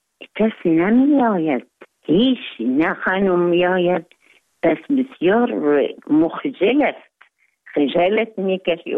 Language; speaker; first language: Persian; non-native, fluent; Arabic